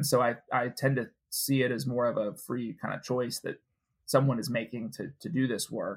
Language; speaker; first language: English; native; English